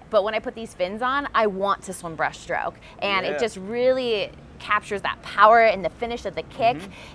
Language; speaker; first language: English; native; English